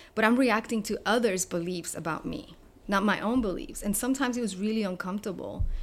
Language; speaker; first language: English; non-native, fluent; Spanish